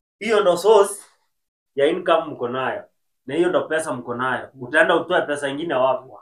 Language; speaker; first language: Swahili; native; Swahili